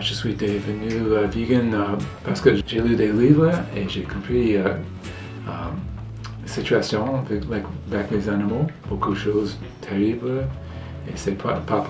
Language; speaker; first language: French; non-native, learner; English